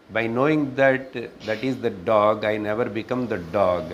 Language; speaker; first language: English; non-native, local second language; Tamil